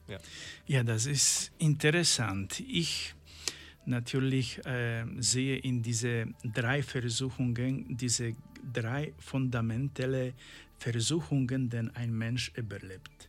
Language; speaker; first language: German; non-native, learner; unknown